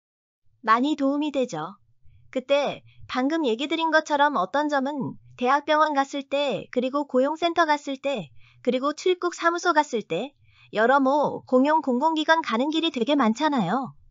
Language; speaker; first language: Korean; non-native, fluent; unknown